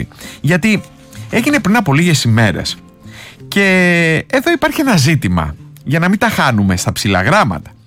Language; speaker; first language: Greek; native; Greek